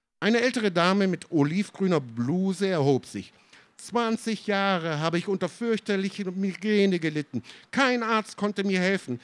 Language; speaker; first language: German; early bilingual, other home language; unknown